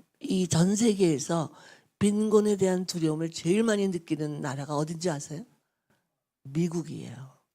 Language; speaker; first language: Korean; native; Korean